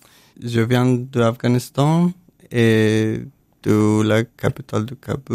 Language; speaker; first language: French; non-native, learner; Persian